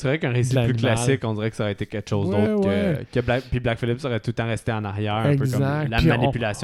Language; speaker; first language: French; native; French